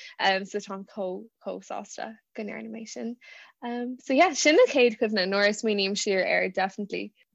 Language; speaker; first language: Irish; non-native, local second language; English